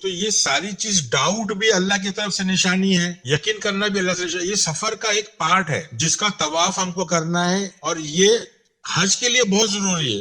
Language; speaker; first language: Urdu; non-native, local second language; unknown